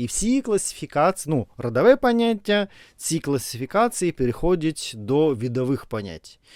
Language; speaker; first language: Ukrainian; non-native, learner; Russian